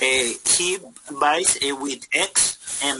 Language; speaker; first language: English; non-native, learner; Spanish